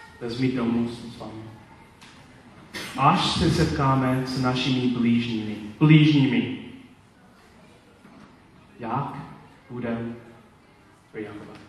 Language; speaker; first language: Czech; non-native, learner; Polish